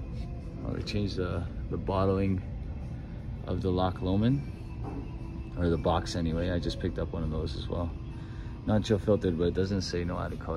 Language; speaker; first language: English; native; English